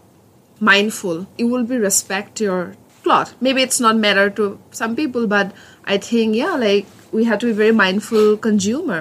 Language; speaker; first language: English; non-native, local second language; Assamese